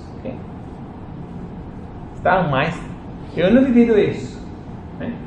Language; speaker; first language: Portuguese; non-native, fluent; Spanish